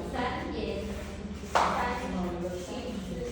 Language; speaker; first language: Chinese; non-native, learner; Filipino